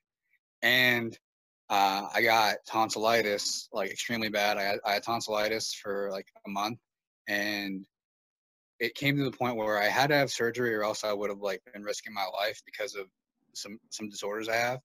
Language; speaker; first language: English; native; English